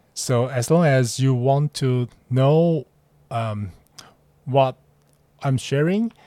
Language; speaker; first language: English; non-native, fluent; Chinese